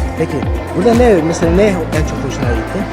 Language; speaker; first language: Turkish; native; Turkish